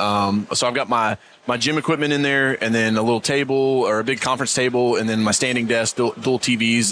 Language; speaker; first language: English; native; English